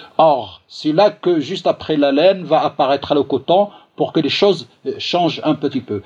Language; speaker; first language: French; non-native, local second language; Arabic